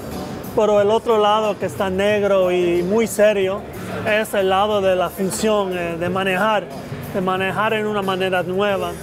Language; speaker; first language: Spanish; early bilingual, heritage; Spanish